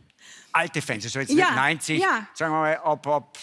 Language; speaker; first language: German; native; German